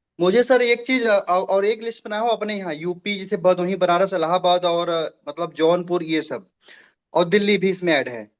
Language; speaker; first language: Hindi; native; Hindi